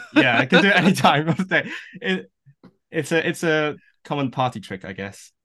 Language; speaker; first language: English; non-native, local second language; Cantonese